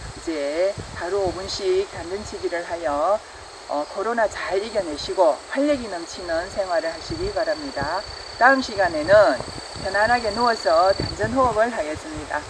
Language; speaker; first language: Korean; native; Korean